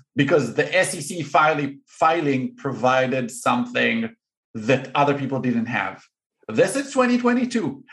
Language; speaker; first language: English; non-native, fluent; Hebrew